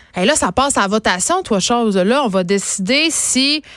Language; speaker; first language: French; native; French